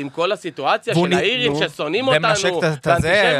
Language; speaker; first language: Hebrew; native; Hebrew